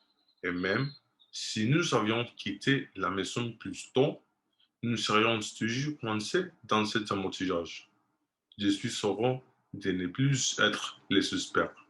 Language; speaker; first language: French; non-native, learner; Spanish